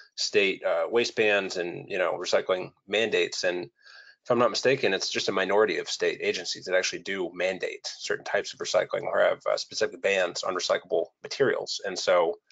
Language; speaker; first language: English; native; English